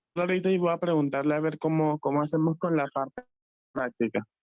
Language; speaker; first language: Spanish; native; Spanish